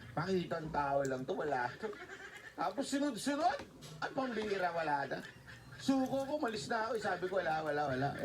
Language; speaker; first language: Filipino; native; Filipino